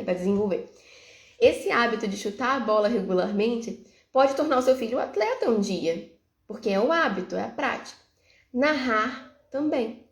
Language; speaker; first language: Portuguese; native; Portuguese